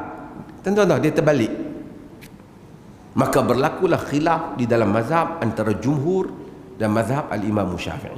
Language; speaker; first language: Malay; native; Malay